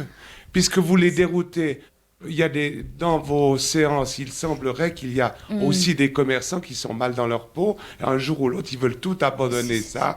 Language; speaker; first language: French; native; French